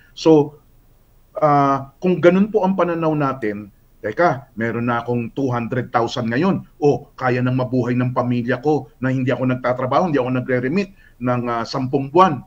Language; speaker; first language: Filipino; native; Filipino